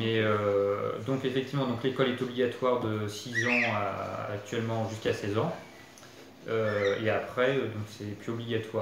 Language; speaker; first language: French; native; French